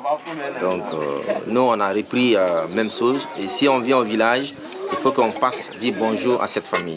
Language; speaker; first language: French; non-native, local second language; Mandingo